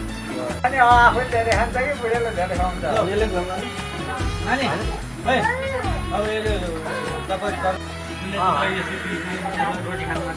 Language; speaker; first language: Nepali; native; Nepali